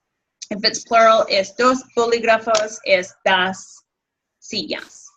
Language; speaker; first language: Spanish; non-native, fluent; English